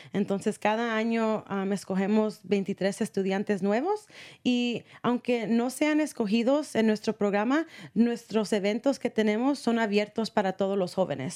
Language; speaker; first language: Spanish; early bilingual, heritage; Spanish